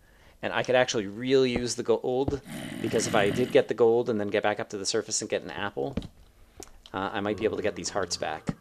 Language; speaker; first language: English; native; English